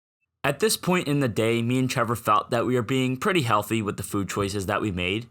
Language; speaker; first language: English; native; English